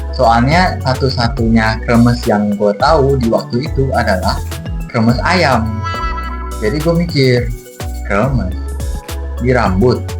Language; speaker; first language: Indonesian; non-native, fluent; English